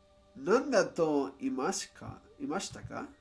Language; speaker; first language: Japanese; non-native, learner; English